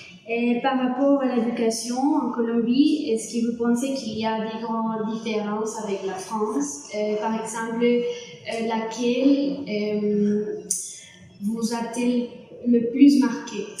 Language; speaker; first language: French; non-native, learner; Spanish